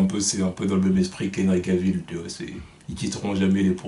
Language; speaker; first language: French; native; French